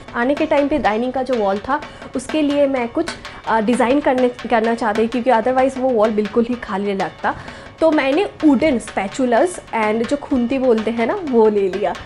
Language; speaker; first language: Hindi; non-native, local second language; Bangla